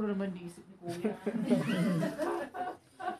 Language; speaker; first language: Korean; non-native, learner; Filipino